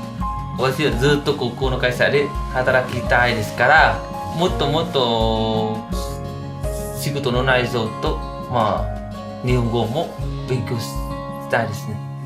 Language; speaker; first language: Japanese; non-native, learner; Vietnamese